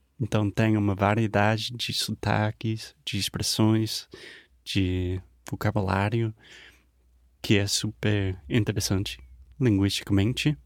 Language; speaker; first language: Portuguese; non-native, fluent; English